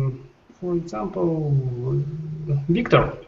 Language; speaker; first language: English; non-native, learner; Russian